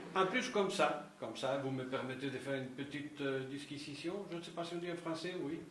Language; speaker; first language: French; non-native, fluent; Spanish